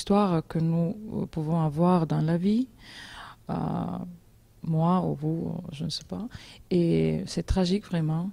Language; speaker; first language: French; non-native, learner; Georgian